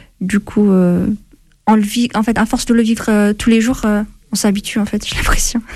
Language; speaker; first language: French; non-native, fluent; Amharic